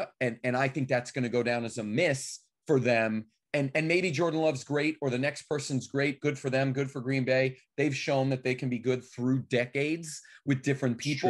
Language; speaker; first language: English; native; English